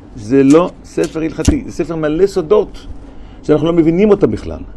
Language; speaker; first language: Hebrew; non-native, fluent; German